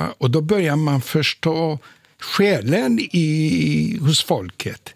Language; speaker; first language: Swedish; non-native, fluent; Polish